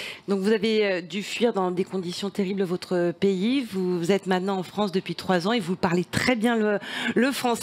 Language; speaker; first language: French; native; French